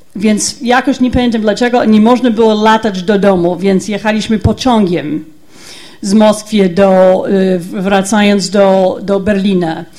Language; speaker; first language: Polish; non-native, learner; English